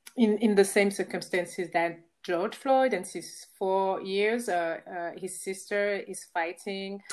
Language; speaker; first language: English; non-native, fluent; French